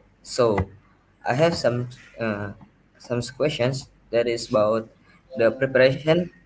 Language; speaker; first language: English; non-native, learner; Indonesian